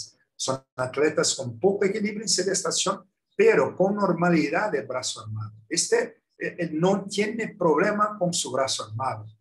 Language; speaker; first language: Spanish; non-native, learner; Portuguese